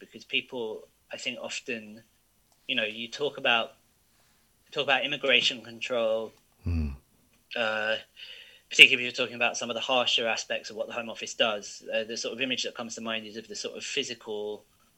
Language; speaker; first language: English; native; English